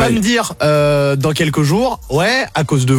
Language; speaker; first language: French; native; French